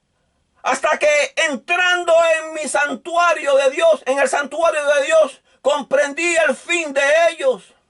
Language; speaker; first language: Spanish; native; Spanish